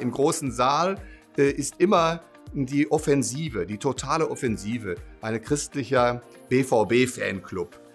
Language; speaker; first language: German; native; German